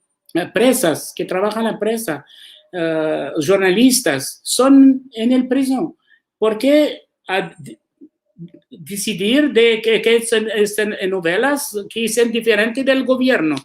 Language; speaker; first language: Spanish; non-native, learner; Arabic